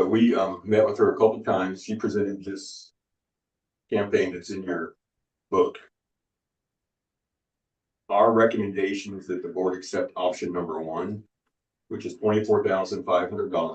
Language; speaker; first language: English; native; English